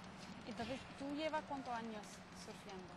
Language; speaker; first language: Spanish; native; Spanish